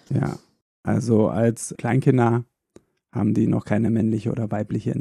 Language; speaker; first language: German; native; German